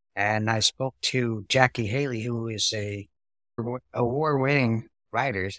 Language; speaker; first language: English; non-native, fluent; Vietnamese